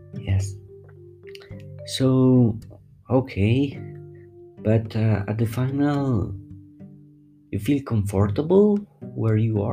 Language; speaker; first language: English; non-native, fluent; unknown